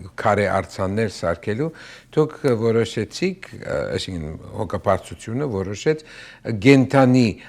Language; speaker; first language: Armenian; early bilingual, heritage; Armenian